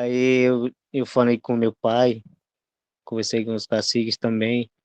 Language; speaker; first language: Portuguese; non-native, local second language; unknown